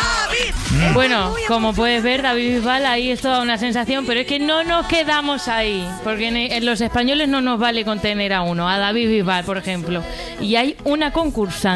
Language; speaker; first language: Spanish; native; Spanish